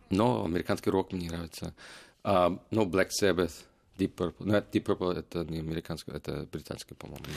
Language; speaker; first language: Russian; non-native, fluent; English